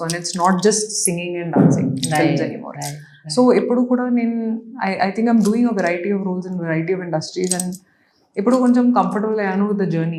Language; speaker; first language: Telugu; non-native, local second language; Hindi